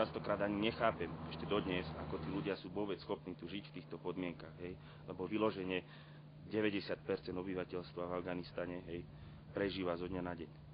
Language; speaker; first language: Slovak; native; Slovak